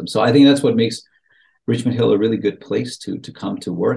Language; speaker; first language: English; native; English